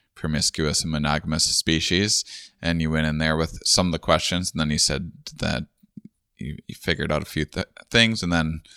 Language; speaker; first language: English; native; English